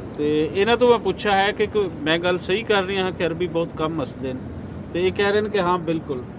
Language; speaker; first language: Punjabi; native; Punjabi